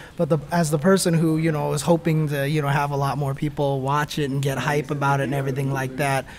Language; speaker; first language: English; native; English